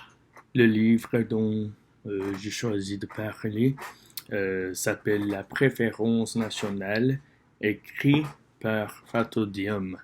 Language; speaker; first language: French; non-native, learner; English